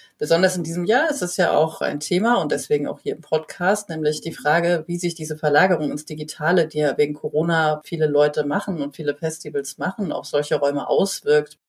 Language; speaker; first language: German; native; German